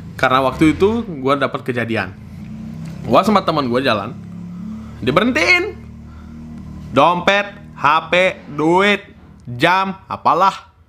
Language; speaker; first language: Indonesian; early bilingual, other home language; Russian